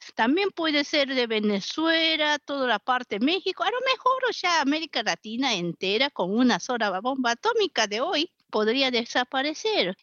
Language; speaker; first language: Spanish; non-native, fluent; Japanese